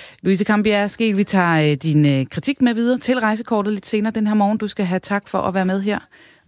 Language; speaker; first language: Danish; native; Danish